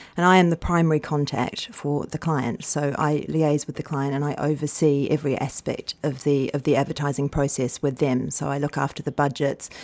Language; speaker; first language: English; native; English